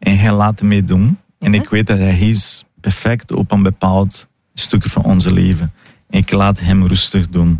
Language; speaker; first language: Dutch; non-native, learner; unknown